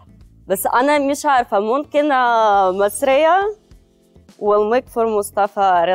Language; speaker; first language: Arabic; non-native, learner; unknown